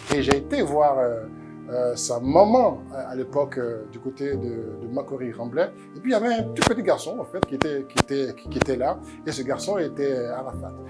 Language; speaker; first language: French; early bilingual, other home language; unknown